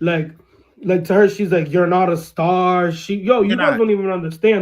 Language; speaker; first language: English; early bilingual, other home language; Spanish